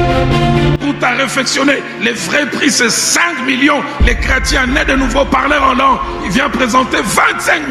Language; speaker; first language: French; non-native, local second language; Lingala